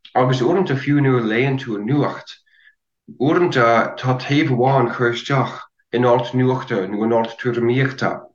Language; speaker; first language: Irish; non-native, fluent; English